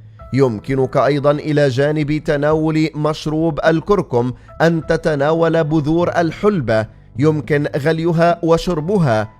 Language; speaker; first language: Arabic; native; Arabic